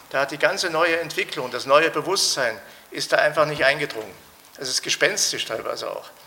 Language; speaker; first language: German; native; German